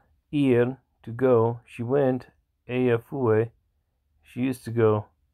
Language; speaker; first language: English; native; English